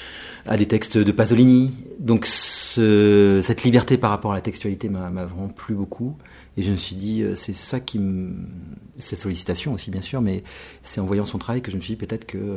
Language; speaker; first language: French; native; French